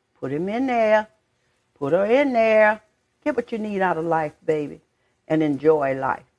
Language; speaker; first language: English; native; English